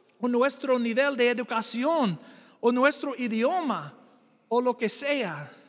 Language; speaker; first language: Spanish; non-native, fluent; English